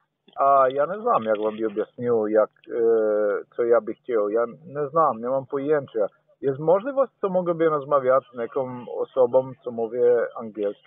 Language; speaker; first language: Polish; non-native, learner; Slovenian